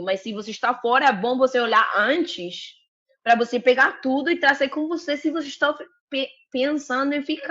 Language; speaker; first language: Portuguese; non-native, fluent; Spanish